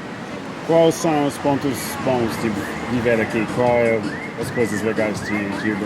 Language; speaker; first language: Portuguese; non-native, learner; English